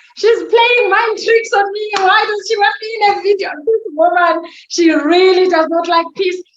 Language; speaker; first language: English; non-native, local second language; Xhosa